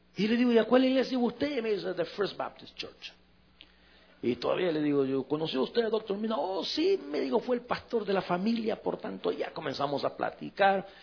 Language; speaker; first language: Spanish; native; Spanish